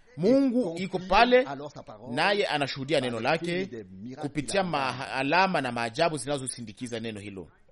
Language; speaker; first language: Swahili; native; Swahili